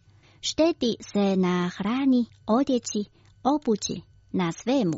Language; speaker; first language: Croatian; non-native, fluent; Chinese